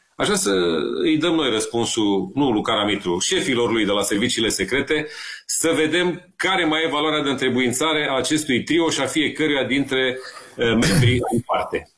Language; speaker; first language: Romanian; native; Romanian